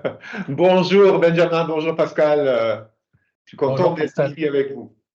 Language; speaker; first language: French; non-native, fluent; German